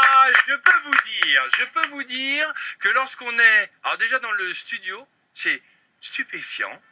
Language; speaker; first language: French; native; French